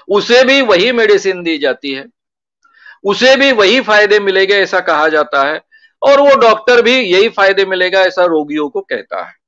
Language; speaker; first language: Hindi; non-native, local second language; Marathi